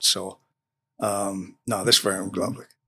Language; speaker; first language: German; non-native, learner; English